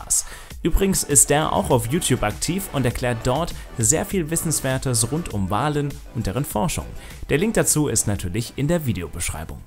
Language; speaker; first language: German; native; German